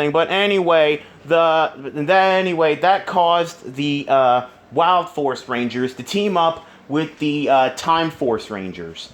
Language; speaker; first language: English; native; English